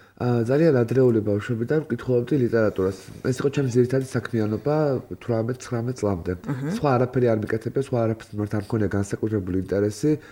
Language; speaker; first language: Georgian; native; Georgian